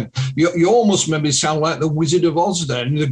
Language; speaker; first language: English; native; English